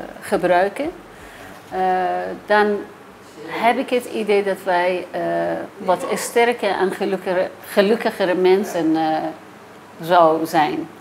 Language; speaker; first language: Dutch; non-native, fluent; Persian